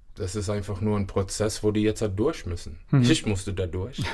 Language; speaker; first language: German; native; German